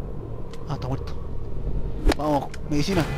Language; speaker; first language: Spanish; native; Spanish